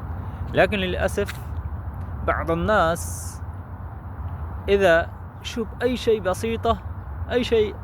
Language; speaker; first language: Arabic; non-native, learner; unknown